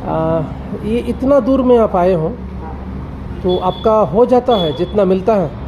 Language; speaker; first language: Hindi; non-native, local second language; Bangla